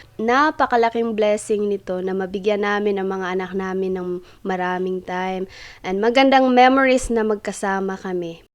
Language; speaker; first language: Filipino; non-native, local second language; Cebuano